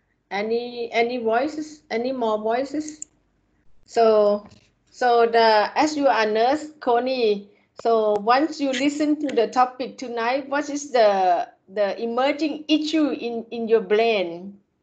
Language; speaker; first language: English; non-native, fluent; Thai